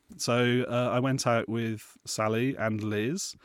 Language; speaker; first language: English; native; English